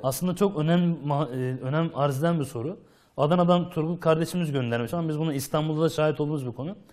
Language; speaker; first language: Turkish; native; Turkish